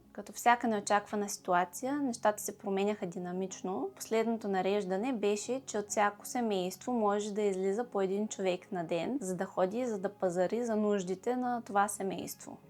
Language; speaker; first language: Bulgarian; native; Bulgarian